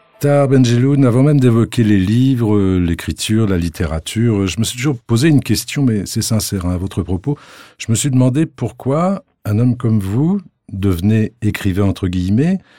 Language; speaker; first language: French; native; French